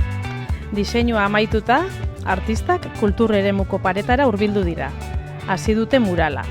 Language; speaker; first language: Basque; native; Basque